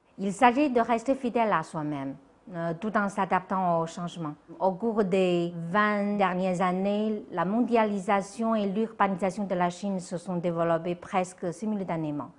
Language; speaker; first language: French; non-native, fluent; Chinese